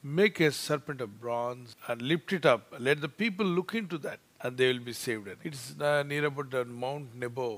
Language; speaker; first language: English; non-native, local second language; Telugu